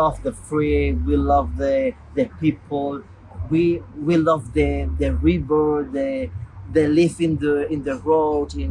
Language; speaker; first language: English; non-native, local second language; Spanish